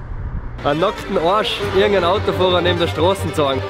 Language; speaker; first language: German; native; German